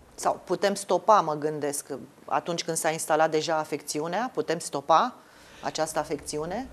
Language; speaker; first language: Romanian; native; Romanian